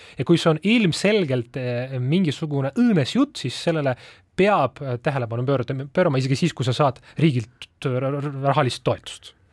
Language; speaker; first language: Estonian; non-native, local second language; Russian